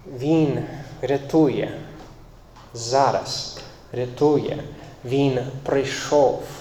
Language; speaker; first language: Ukrainian; non-native, fluent; English